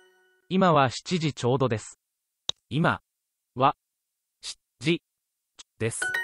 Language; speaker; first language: Japanese; non-native, learner; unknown